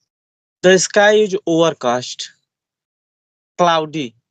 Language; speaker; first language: English; non-native, learner; Hindi